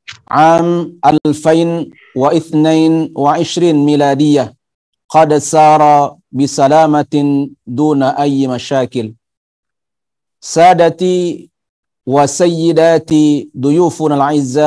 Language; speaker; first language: Arabic; non-native, fluent; Indonesian